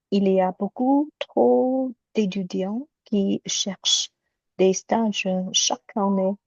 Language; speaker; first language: French; non-native, learner; Chinese